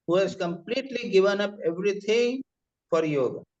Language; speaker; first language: English; non-native, local second language; Hindi